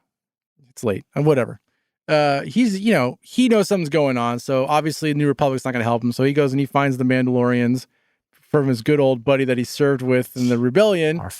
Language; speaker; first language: English; native; English